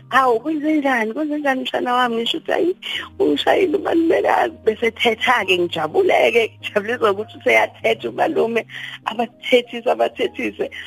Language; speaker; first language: Zulu; native; Zulu